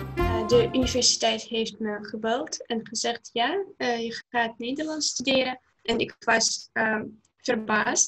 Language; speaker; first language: Dutch; non-native, fluent; Russian